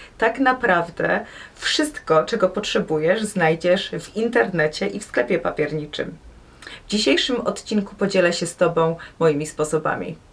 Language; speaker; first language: Polish; native; Polish